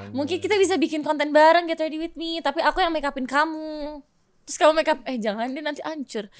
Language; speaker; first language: Indonesian; non-native, local second language; English